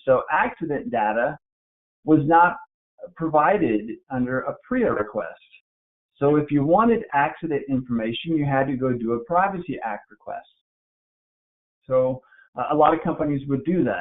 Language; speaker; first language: English; native; English